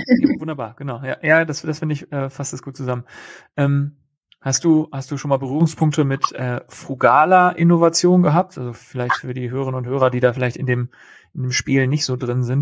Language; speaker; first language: German; native; German